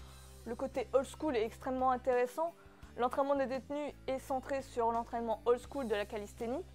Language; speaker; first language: French; native; French